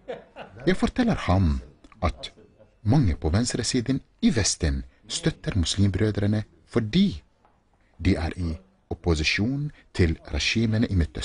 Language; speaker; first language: Norwegian; non-native, fluent; Arabic